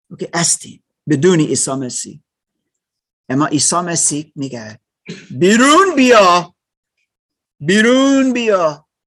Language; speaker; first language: Persian; non-native, learner; German